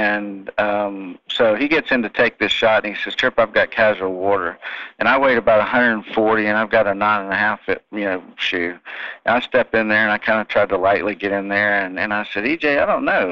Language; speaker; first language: English; native; English